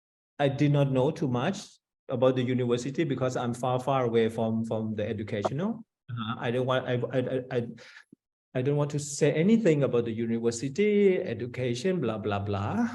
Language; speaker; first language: English; non-native, fluent; Thai